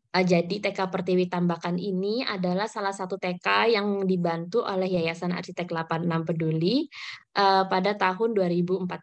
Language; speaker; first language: Indonesian; native; Indonesian